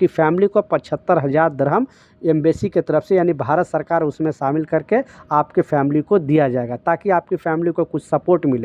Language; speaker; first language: Hindi; native; Hindi